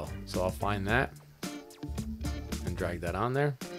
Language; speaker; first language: English; native; English